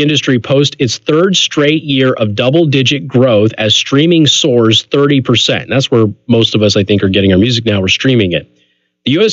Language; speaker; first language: English; native; English